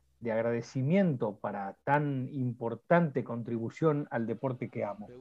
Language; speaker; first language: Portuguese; non-native, learner; Spanish